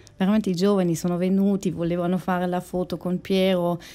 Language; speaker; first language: Italian; non-native, fluent; German